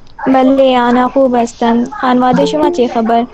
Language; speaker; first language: Persian; non-native, learner; Urdu